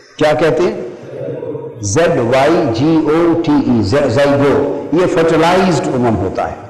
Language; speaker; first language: Urdu; non-native, local second language; Punjabi